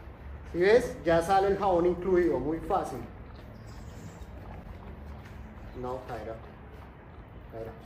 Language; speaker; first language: Spanish; native; Spanish